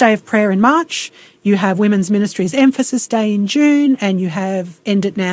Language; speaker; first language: English; native; English